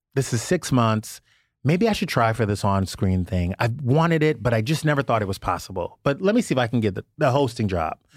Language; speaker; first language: English; native; English